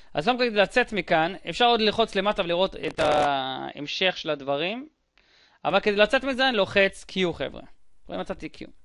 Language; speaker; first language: Hebrew; native; Hebrew